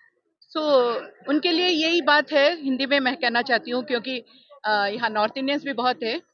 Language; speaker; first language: Hindi; non-native, local second language; Telugu